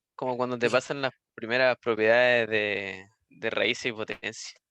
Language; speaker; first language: Spanish; native; Spanish